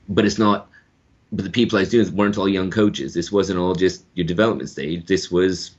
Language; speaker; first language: English; native; English